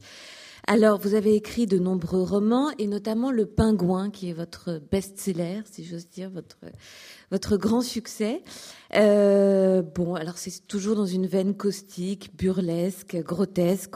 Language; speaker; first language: French; native; French